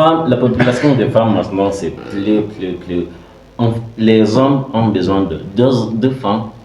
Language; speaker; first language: French; non-native, learner; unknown